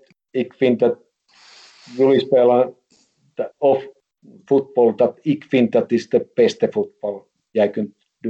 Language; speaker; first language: Dutch; non-native, fluent; Finnish